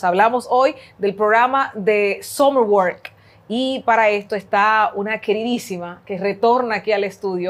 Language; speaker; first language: Spanish; native; Spanish